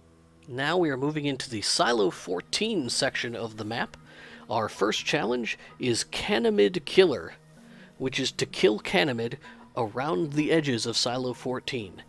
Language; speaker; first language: English; native; English